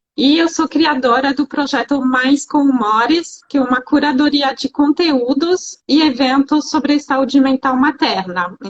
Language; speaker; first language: Portuguese; non-native, fluent; French